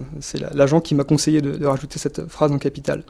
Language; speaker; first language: French; native; French